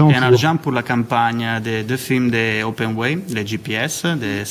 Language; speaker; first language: French; non-native, learner; Italian